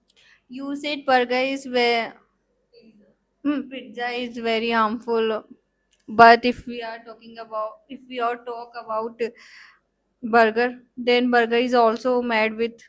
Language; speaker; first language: English; non-native, learner; Hindi